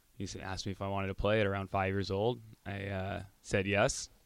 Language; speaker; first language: English; native; English